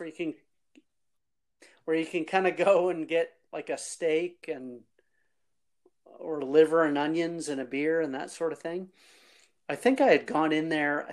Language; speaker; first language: English; native; English